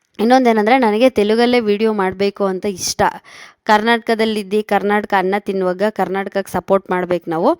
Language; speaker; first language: Kannada; native; Kannada